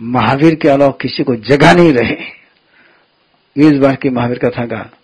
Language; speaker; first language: Hindi; non-native, local second language; Gujarati